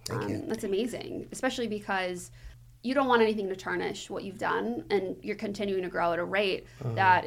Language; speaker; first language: English; native; English